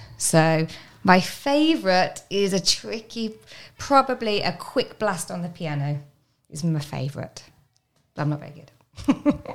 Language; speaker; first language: English; native; English